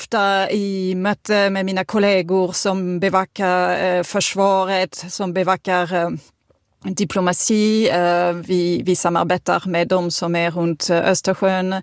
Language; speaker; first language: Swedish; non-native, fluent; French